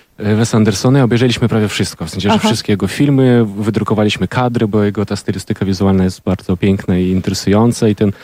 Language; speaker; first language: Polish; non-native, fluent; Ukrainian